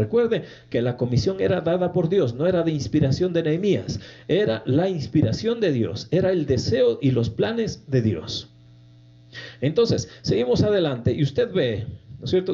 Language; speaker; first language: Spanish; native; Spanish